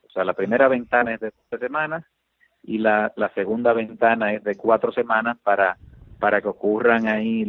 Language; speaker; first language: Spanish; native; Spanish